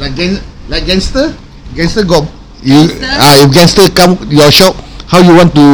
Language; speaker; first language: English; non-native, local second language; Malay